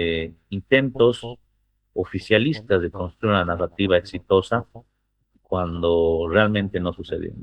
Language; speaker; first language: Spanish; native; Spanish